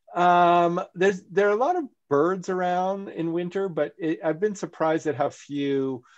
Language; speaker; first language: English; native; English